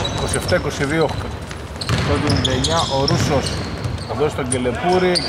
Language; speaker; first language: Greek; native; Greek